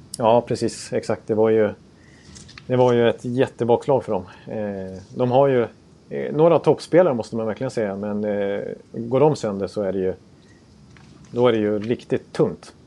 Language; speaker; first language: Swedish; native; Swedish